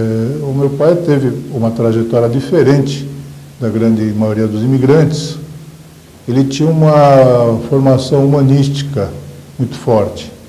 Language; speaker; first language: Portuguese; early bilingual, other home language; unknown